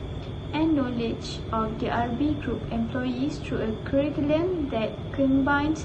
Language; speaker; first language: English; non-native, fluent; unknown